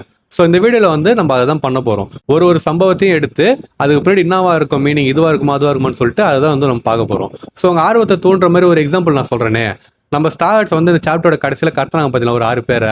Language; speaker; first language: Tamil; native; Tamil